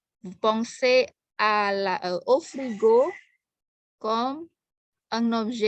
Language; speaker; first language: French; non-native, fluent; Indonesian